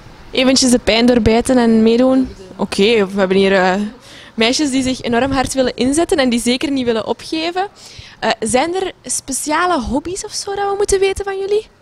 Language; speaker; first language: Dutch; native; Dutch